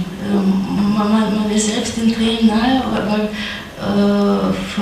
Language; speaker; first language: German; non-native, fluent; Russian